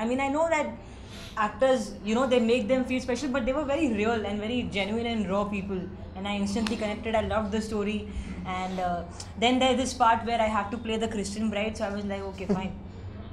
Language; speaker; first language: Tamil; non-native, learner; Hindi